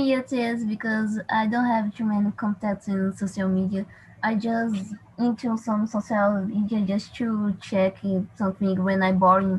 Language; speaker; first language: English; non-native, learner; Portuguese